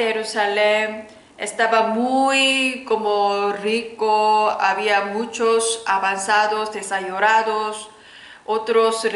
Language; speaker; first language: Spanish; non-native, learner; Korean